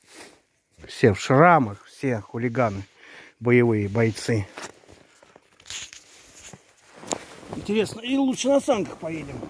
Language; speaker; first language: Russian; native; Russian